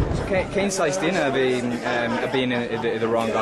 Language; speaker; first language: Irish; non-native, learner; English